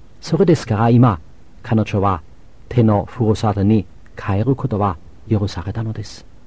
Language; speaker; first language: Japanese; non-native, fluent; German